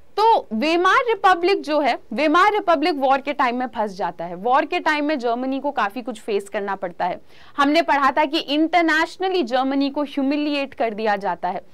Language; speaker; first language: Hindi; native; Hindi